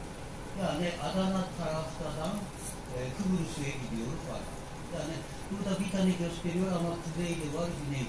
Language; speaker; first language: Turkish; non-native, learner; Japanese